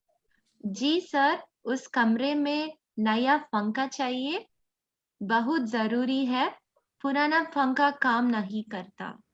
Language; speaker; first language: Hindi; non-native, local second language; Tamil